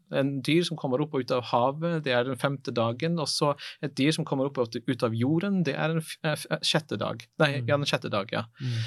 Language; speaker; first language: Norwegian; non-native, fluent; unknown